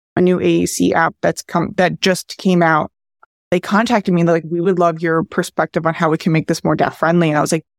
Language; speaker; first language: English; native; English